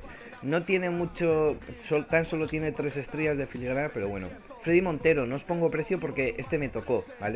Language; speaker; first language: Spanish; native; Spanish